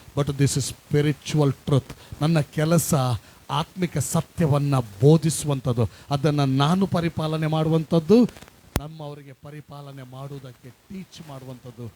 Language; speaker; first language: Kannada; non-native, local second language; Tulu